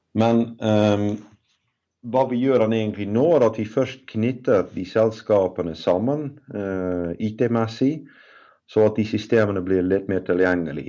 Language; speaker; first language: Norwegian; non-native, fluent; Dutch